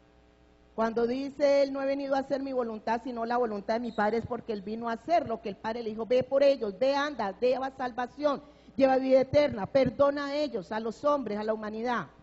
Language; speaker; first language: Spanish; native; Spanish